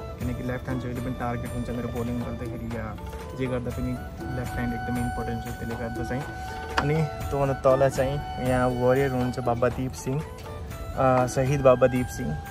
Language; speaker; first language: Nepali; early bilingual, heritage; Nepali